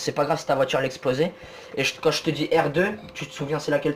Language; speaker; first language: French; native; French